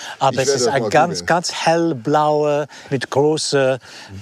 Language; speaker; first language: German; non-native, fluent; English